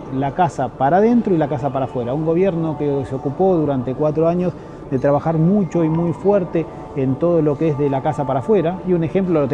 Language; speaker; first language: Spanish; native; Spanish